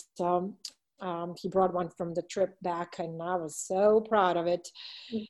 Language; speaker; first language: English; non-native, fluent; Serbian